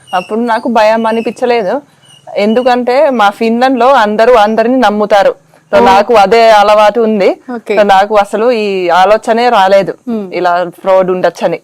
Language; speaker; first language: Telugu; non-native, fluent; Finnish